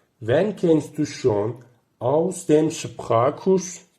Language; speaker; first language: German; non-native, fluent; Turkish